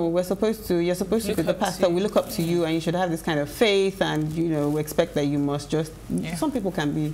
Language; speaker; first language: English; non-native, local second language; Yoruba